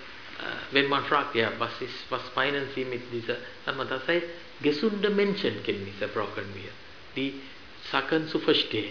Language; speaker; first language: German; non-native, fluent; Sinhala